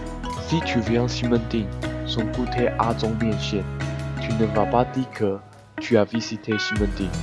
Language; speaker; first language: French; non-native, learner; Chinese